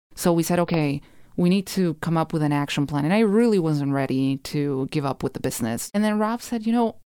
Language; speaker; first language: English; non-native, fluent; Spanish